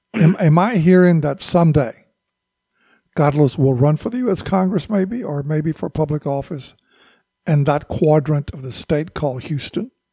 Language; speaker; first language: English; native; English